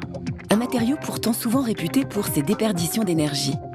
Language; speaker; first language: French; native; French